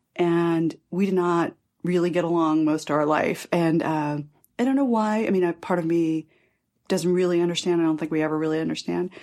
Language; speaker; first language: English; early bilingual, other home language; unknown